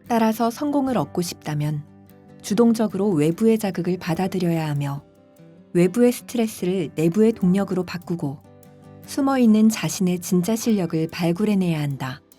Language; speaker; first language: Korean; native; Korean